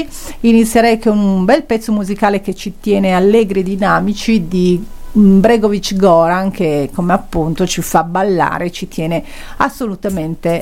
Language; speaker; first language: Italian; native; Italian